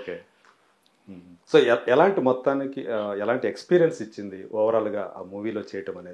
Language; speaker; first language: Telugu; native; Telugu